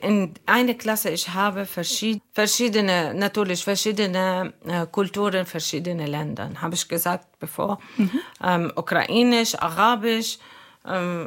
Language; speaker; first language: German; non-native, fluent; Arabic